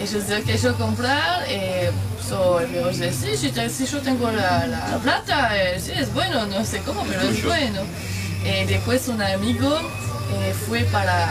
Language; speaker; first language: Spanish; non-native, learner; French